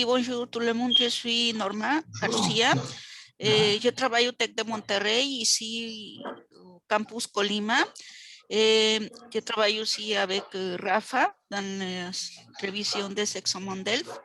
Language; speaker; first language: French; non-native, fluent; Spanish